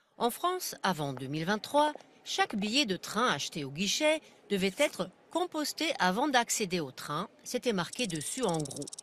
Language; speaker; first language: French; non-native, fluent; German